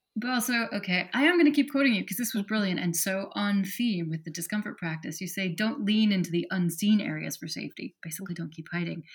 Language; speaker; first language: English; native; English